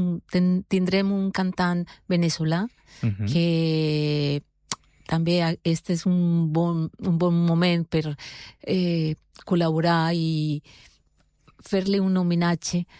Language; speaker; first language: Catalan; non-native, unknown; Spanish